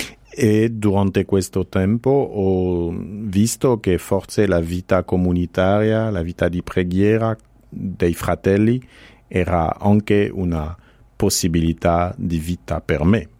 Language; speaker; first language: Italian; non-native, fluent; French